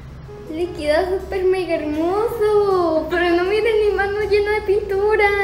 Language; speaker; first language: Spanish; native; Spanish